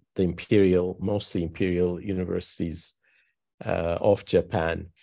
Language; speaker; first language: English; non-native, fluent; Turkish